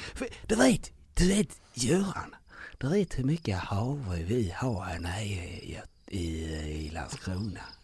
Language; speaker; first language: Swedish; native; Swedish